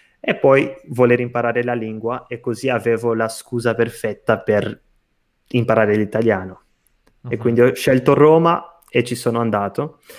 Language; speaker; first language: Italian; non-native, fluent; Portuguese